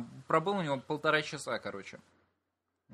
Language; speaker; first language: Russian; native; Russian